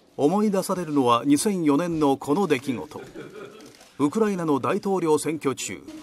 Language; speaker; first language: Japanese; native; Japanese